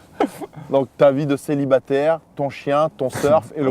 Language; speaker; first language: French; native; French